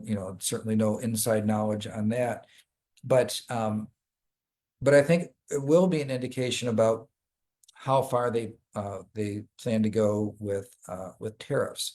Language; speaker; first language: English; native; English